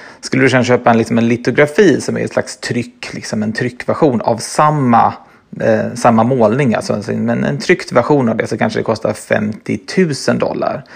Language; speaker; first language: Swedish; native; Swedish